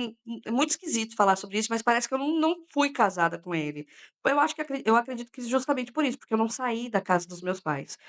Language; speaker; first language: Portuguese; native; Portuguese